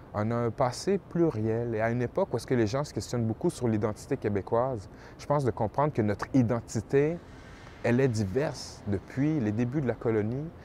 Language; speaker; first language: French; native; French